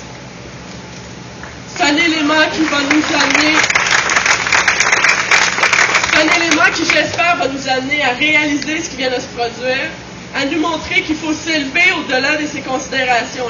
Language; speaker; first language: French; native; French